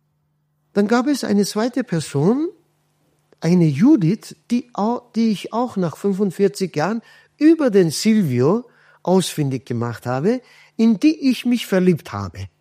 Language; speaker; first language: German; non-native, fluent; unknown